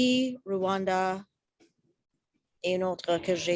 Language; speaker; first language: French; non-native, learner; English